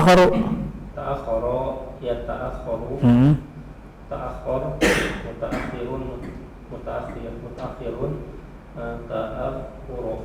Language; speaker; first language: Arabic; non-native, learner; Indonesian